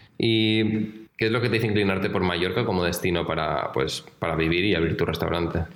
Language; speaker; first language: Spanish; native; Spanish